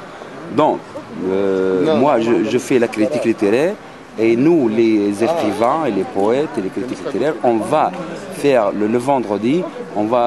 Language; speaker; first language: French; non-native, local second language; Arabic